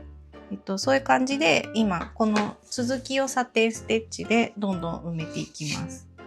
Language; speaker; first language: Japanese; native; Japanese